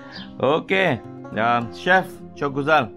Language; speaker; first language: Turkish; non-native, learner; Hindi